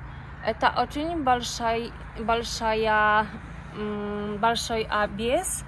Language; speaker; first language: Russian; non-native, learner; Polish